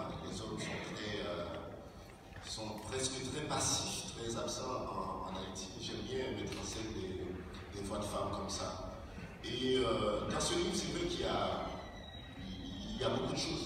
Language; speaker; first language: French; non-native, local second language; Haitian Creole